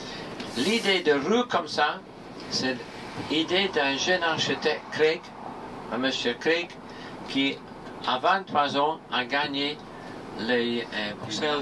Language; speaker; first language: French; non-native, learner; English